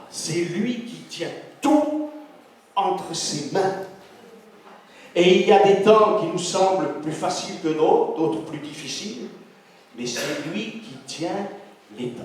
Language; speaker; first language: French; native; French